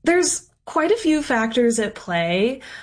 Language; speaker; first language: English; native; English